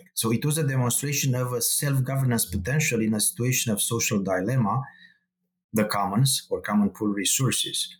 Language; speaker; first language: English; non-native, fluent; Romanian